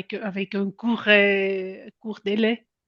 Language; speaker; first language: French; non-native, local second language; German